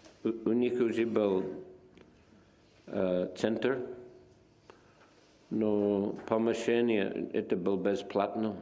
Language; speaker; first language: Russian; non-native, fluent; English